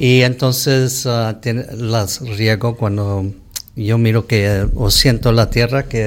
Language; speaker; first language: Spanish; early bilingual, heritage; Spanish